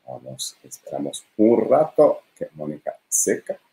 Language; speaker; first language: Spanish; non-native, fluent; Italian